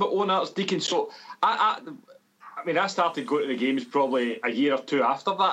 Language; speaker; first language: English; native; English